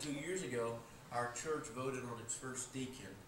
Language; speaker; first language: English; native; English